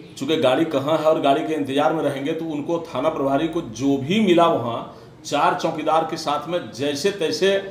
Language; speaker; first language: Hindi; native; Hindi